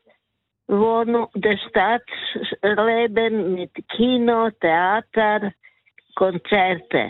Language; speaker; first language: German; non-native, learner; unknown